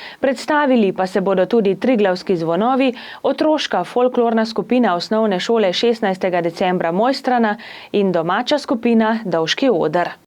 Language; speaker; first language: Slovenian; native; Slovenian